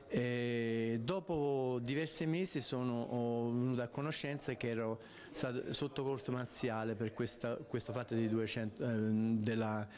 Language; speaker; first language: Italian; native; Italian